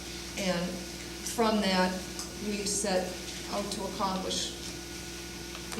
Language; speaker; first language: English; native; English